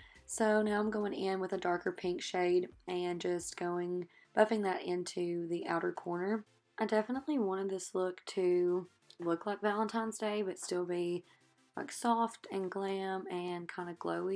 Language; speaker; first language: English; native; English